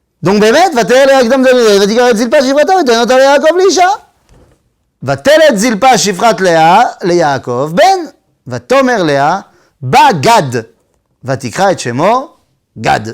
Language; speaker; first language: Hebrew; non-native, fluent; French